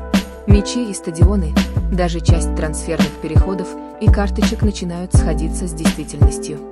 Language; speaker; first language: Russian; native; Russian